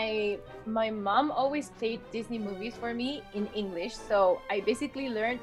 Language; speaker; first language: English; non-native, fluent; Spanish